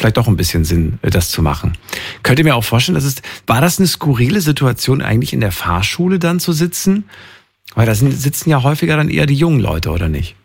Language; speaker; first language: German; native; German